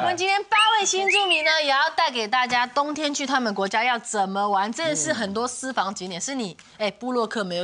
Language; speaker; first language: Chinese; native; Chinese